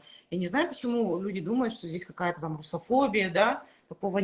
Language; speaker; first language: Russian; native; Russian